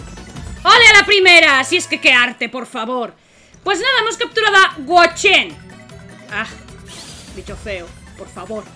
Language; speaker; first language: Spanish; native; Spanish